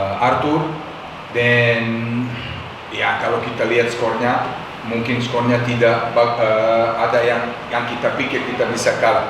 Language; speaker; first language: Indonesian; non-native, fluent; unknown